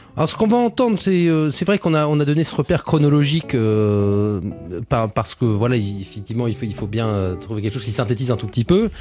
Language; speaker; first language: French; native; French